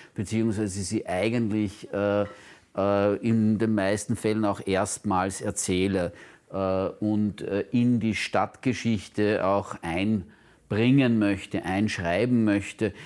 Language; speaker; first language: German; non-native, local second language; Turkish